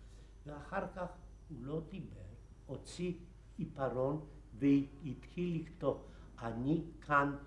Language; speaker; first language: Hebrew; non-native, fluent; Polish